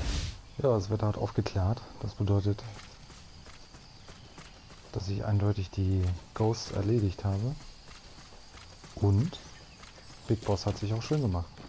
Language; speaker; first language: German; native; German